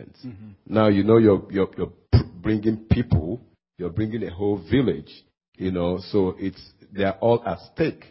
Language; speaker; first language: English; non-native, local second language; Igbo